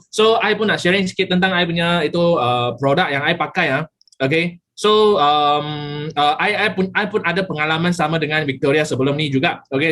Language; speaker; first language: Malay; native; Malay